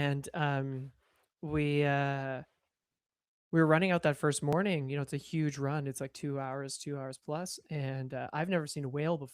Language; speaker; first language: English; native; English